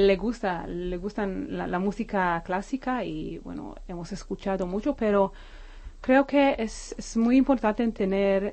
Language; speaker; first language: Spanish; non-native, fluent; Hebrew